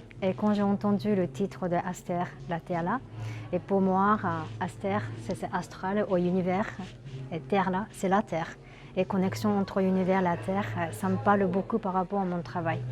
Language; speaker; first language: French; non-native, learner; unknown